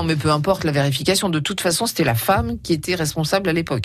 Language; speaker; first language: French; native; French